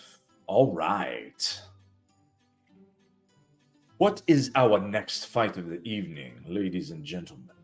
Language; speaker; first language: English; native; English